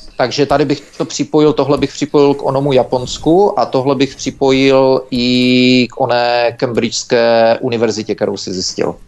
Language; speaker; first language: Czech; native; Czech